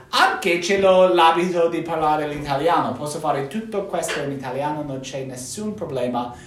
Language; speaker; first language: Italian; non-native, fluent; English